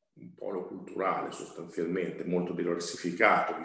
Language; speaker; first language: Italian; native; Italian